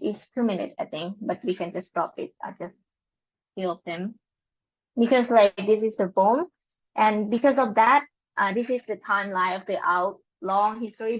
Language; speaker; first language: English; non-native, learner; Lao